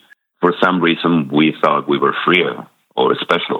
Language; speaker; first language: English; non-native, fluent; Spanish